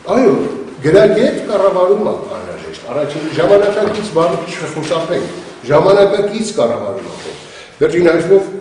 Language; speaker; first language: Armenian; native; Armenian